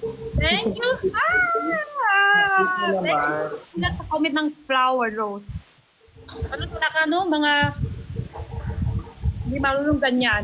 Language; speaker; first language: Filipino; non-native, learner; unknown